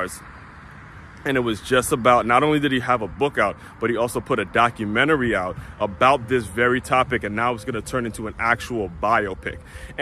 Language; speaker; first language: English; native; English